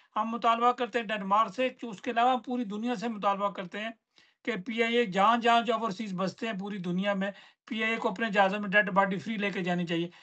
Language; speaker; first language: Urdu; non-native, local second language; Punjabi